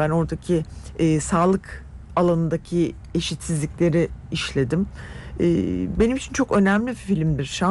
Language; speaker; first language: Turkish; native; Turkish